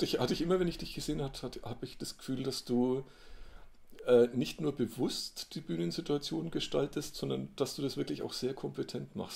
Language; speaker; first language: German; native; German